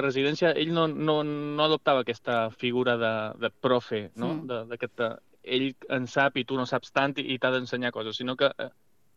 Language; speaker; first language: Catalan; non-native, fluent; Spanish